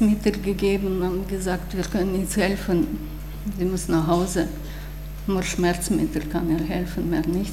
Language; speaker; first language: German; non-native, learner; Russian